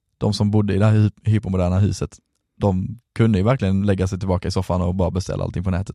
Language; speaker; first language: Swedish; native; Swedish